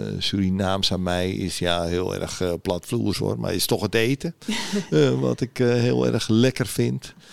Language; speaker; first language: Dutch; early bilingual, other home language; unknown